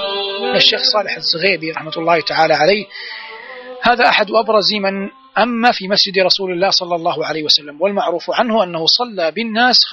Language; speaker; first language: Arabic; native; Arabic